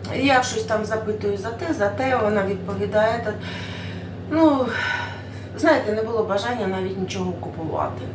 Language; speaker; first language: Ukrainian; non-native, local second language; Russian